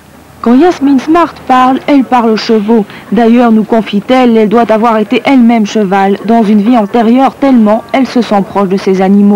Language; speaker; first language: French; native; French